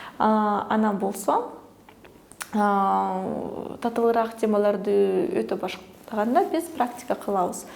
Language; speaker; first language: Kyrgyz; early bilingual, other home language; Russian